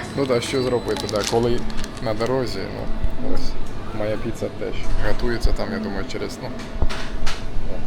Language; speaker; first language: Ukrainian; non-native, learner; Turkish